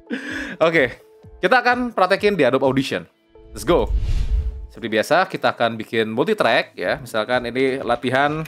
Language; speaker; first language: Indonesian; native; Indonesian